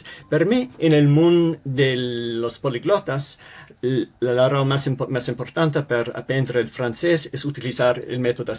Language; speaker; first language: Spanish; non-native, fluent; English